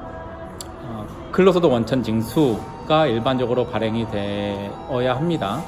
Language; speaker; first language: Korean; native; Korean